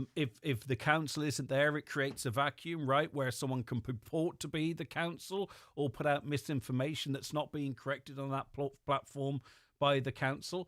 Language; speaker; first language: English; native; English